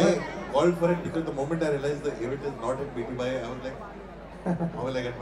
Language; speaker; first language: English; non-native, local second language; Hindi